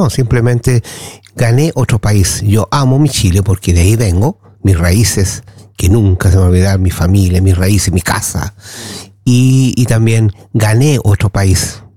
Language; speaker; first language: Spanish; native; Spanish